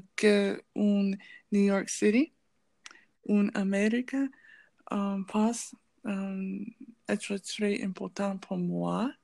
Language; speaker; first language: French; non-native, learner; English